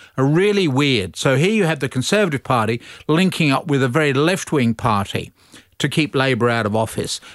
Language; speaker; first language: English; native; English